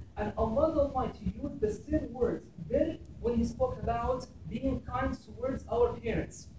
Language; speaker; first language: English; non-native, fluent; Arabic